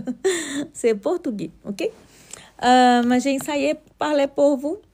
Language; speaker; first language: French; non-native, learner; Portuguese